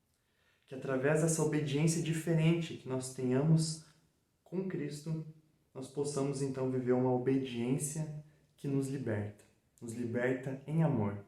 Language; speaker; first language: Portuguese; native; Portuguese